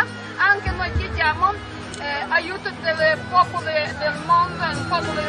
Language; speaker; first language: Italian; non-native, learner; Ukrainian